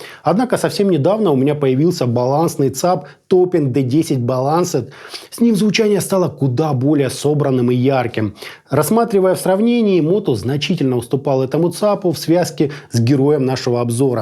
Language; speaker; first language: Russian; native; Russian